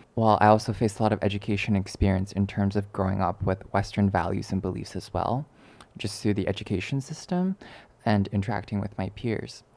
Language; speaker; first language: English; early bilingual, other home language; Chinese